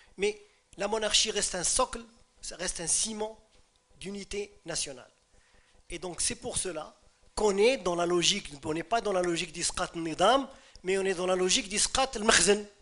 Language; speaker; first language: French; non-native, local second language; Arabic